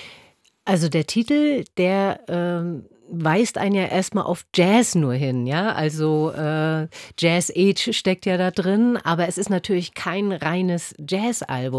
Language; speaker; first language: German; native; German